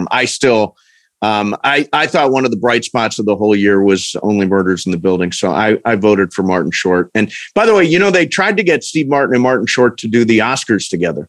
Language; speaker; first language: English; native; English